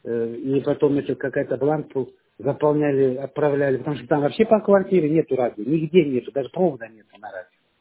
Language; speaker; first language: Russian; non-native, fluent; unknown